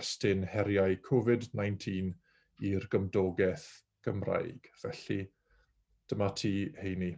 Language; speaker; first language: Welsh; native; Welsh